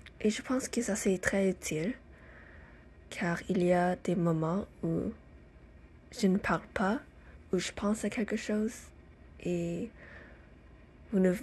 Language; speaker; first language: French; non-native, learner; English